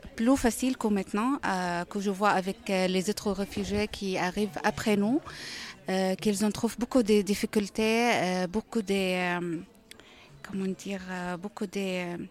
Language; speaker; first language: French; non-native, learner; Arabic